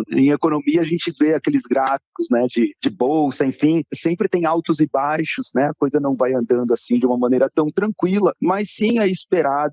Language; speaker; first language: Portuguese; native; Portuguese